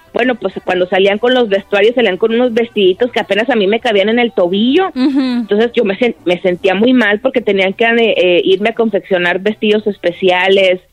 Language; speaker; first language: Spanish; native; Spanish